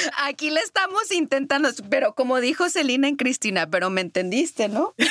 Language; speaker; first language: Spanish; early bilingual, heritage; Spanish